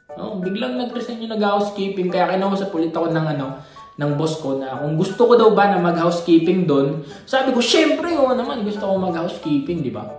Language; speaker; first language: Filipino; native; Filipino